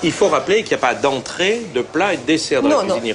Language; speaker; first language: French; native; French